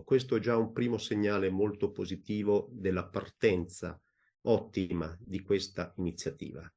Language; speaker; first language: Italian; native; Italian